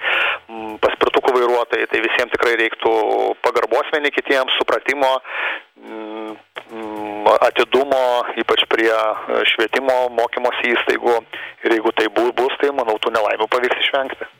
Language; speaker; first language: Lithuanian; native; Lithuanian